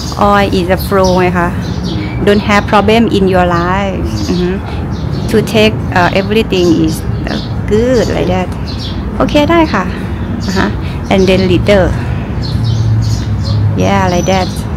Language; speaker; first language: English; non-native, learner; Thai